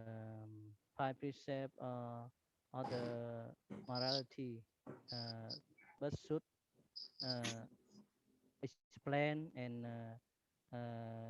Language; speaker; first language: English; non-native, learner; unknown